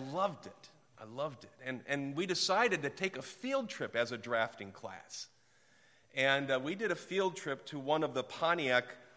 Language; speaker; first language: English; native; English